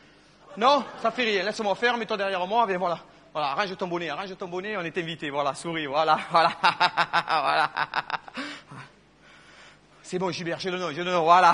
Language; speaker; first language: French; native; French